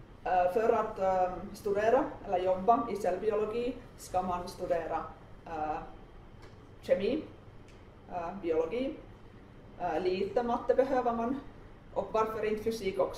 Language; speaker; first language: Swedish; non-native, local second language; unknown